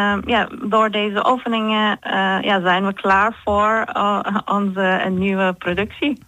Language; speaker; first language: Dutch; non-native, fluent; Turkish